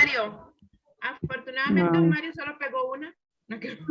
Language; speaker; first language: Spanish; native; Spanish